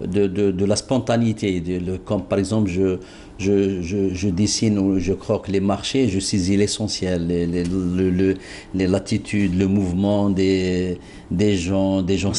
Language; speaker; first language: French; non-native, local second language; Arabic